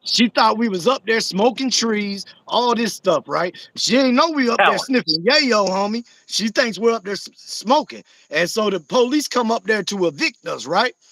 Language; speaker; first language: English; native; English